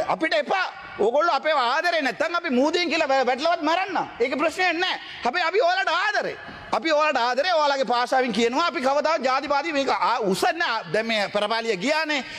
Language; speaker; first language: Sinhala; non-native, local second language; Tamil